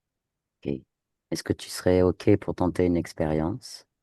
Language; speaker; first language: French; native; French